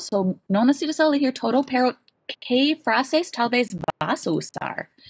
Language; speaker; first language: Spanish; non-native, learner; English